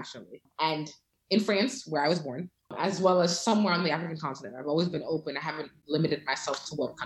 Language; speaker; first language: English; native; English